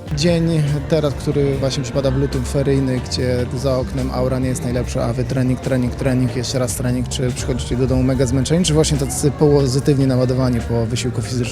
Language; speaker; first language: Polish; native; Polish